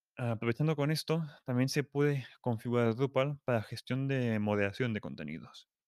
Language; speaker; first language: Spanish; non-native, local second language; Catalan